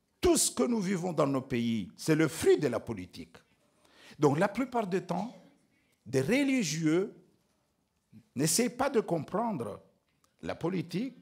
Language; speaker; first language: French; non-native, local second language; Ngazidja Comorian